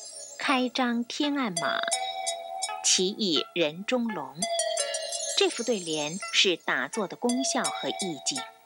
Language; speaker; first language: Chinese; native; Chinese